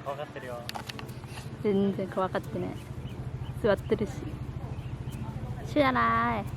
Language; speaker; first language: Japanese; non-native, learner; Thai